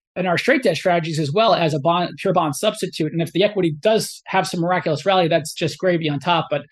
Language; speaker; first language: English; native; English